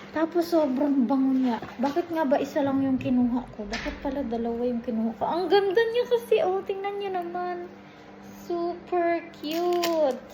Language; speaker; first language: Filipino; non-native, local second language; Cebuano